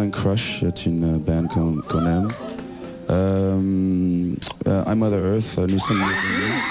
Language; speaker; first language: French; non-native, learner; English